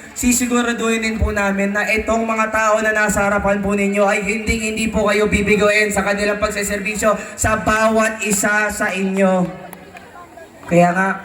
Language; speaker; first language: Filipino; native; Filipino